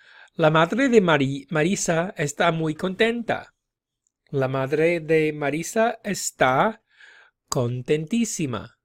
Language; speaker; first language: Spanish; non-native, fluent; English